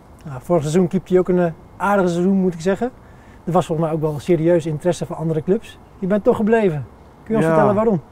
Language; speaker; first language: Dutch; native; Dutch